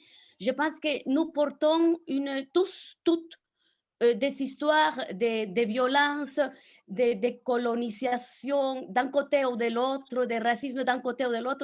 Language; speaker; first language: French; non-native, fluent; Spanish